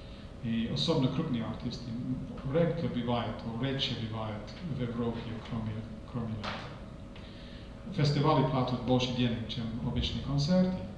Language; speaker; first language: Russian; non-native, fluent; English